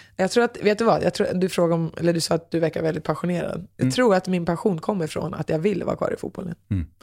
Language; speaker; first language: Swedish; native; Swedish